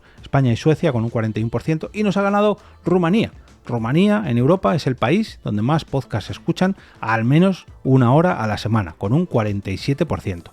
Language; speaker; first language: Spanish; native; Spanish